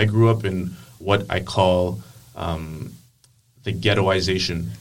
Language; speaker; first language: English; non-native, fluent; Greek